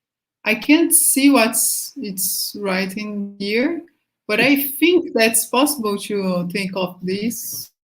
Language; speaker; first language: English; non-native, fluent; Portuguese